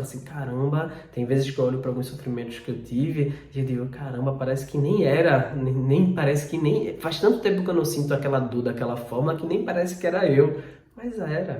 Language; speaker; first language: Portuguese; native; Portuguese